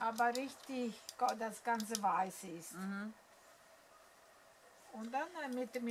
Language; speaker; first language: German; non-native, learner; Italian